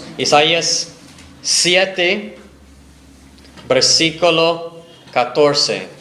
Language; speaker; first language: Spanish; non-native, fluent; English